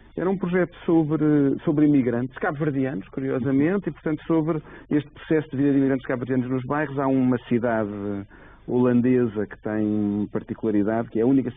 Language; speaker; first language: Portuguese; native; Portuguese